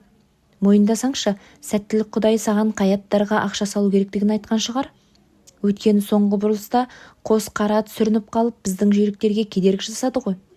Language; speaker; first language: Kazakh; native; Kazakh